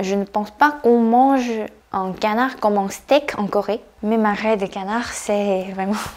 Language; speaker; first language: French; non-native, fluent; Korean